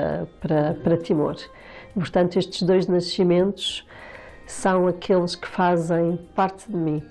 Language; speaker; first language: Portuguese; native; Portuguese